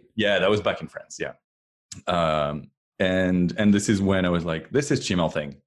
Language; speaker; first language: English; non-native, fluent; French